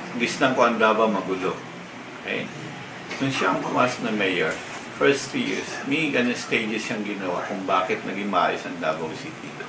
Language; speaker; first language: Filipino; non-native, local second language; Cebuano